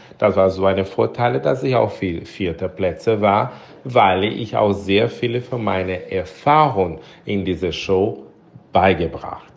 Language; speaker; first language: German; non-native, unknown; Portuguese